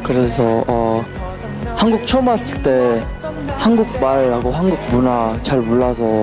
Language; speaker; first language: Korean; non-native, fluent; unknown